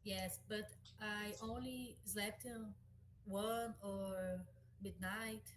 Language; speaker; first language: English; non-native, learner; Portuguese